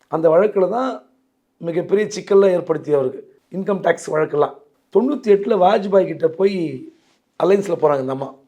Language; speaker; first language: Tamil; native; Tamil